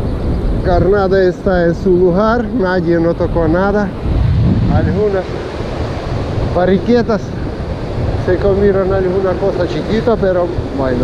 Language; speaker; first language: Spanish; non-native, fluent; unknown